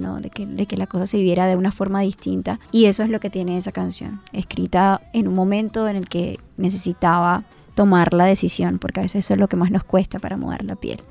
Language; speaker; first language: Spanish; native; Spanish